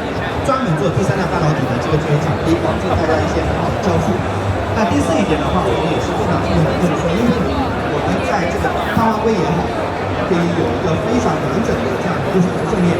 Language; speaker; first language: Chinese; native; Chinese